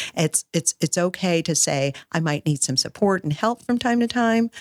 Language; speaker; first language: English; native; English